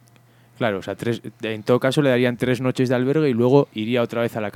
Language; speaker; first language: Spanish; native; Spanish